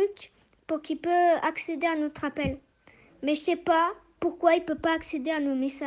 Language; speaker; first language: French; native; French